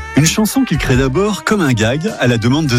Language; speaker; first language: French; native; French